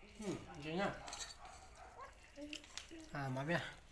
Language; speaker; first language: Vietnamese; non-native, local second language; Hmong